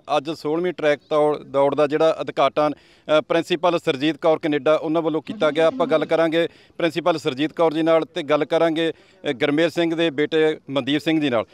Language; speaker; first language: Punjabi; native; Punjabi